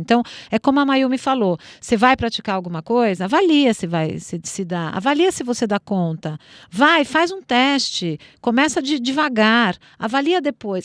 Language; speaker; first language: Portuguese; native; Portuguese